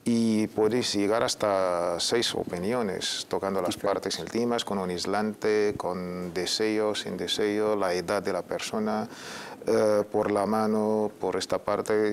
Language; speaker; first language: Spanish; native; Spanish